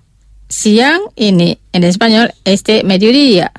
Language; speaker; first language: Spanish; non-native, fluent; Indonesian